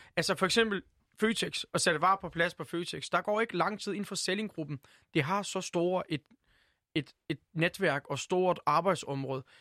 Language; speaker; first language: Danish; early bilingual, other home language; Turkish